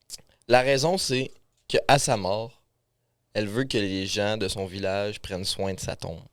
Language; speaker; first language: French; native; French